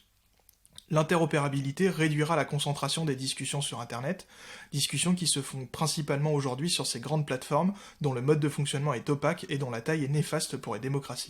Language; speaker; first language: French; native; French